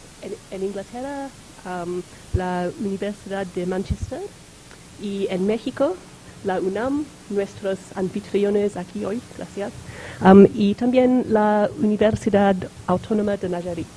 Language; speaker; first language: Spanish; non-native, fluent; English